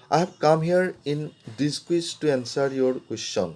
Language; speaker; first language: English; non-native, local second language; Assamese